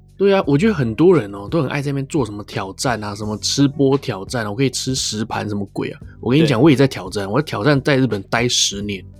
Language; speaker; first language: Chinese; native; Chinese